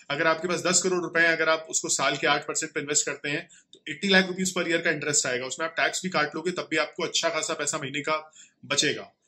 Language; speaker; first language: Hindi; native; Hindi